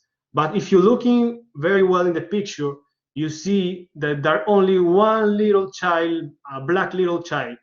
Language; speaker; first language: English; non-native, learner; Spanish